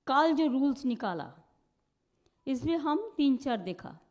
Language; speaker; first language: Hindi; non-native, local second language; Bangla